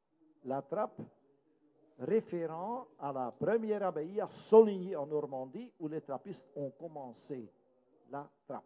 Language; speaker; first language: French; non-native, local second language; Dutch